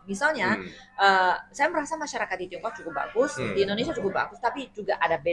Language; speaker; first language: Indonesian; non-native, fluent; Chinese